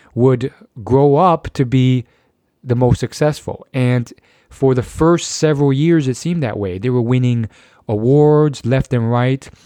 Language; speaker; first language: English; native; English